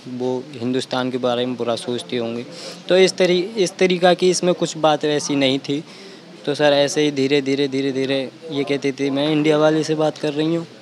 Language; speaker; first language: Hindi; native; Hindi